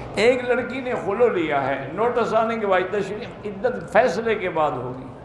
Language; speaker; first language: Urdu; native; Urdu